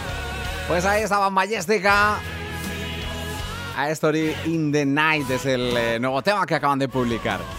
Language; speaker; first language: Spanish; native; Spanish